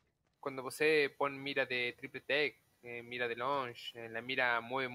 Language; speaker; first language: Portuguese; non-native, learner; Spanish